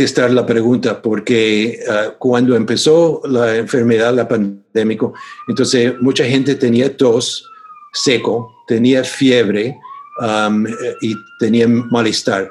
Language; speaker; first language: Spanish; non-native, fluent; English